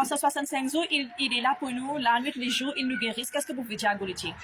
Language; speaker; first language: French; non-native, local second language; Morisyen